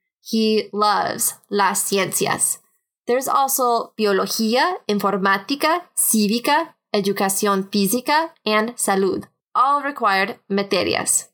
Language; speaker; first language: Spanish; non-native, fluent; English